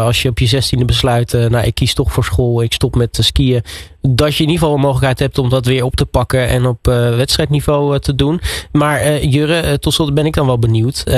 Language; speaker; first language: Dutch; native; Dutch